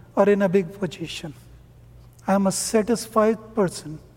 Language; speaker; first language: English; non-native, local second language; Hindi